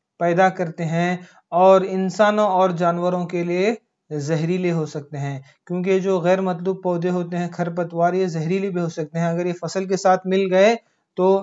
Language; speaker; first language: Urdu; native; Urdu